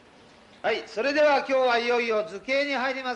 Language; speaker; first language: Japanese; native; Japanese